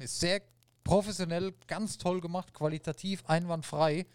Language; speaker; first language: German; native; German